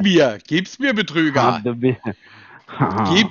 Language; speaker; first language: German; native; German